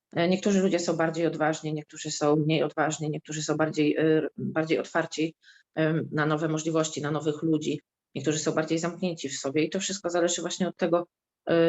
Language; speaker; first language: Polish; native; Polish